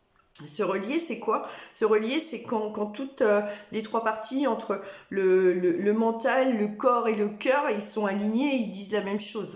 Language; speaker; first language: French; native; French